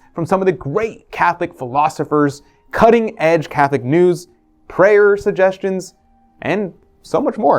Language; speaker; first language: English; native; English